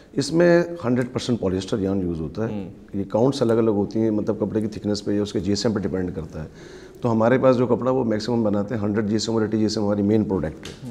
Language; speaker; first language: Urdu; native; Urdu